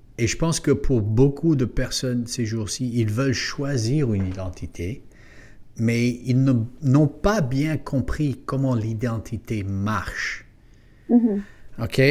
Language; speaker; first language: French; non-native, fluent; English